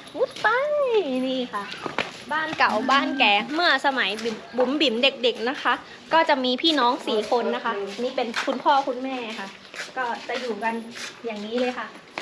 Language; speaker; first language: Thai; non-native, local second language; Khmer